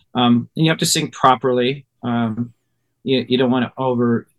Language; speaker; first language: English; native; English